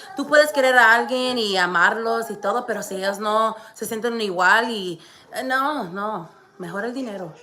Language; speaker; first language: Spanish; early bilingual, heritage; Spanish